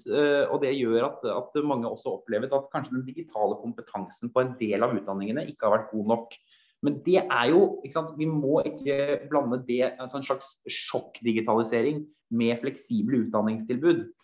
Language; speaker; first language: Norwegian; native; Norwegian